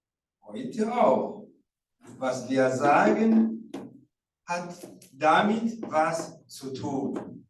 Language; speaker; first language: German; non-native, fluent; Rundi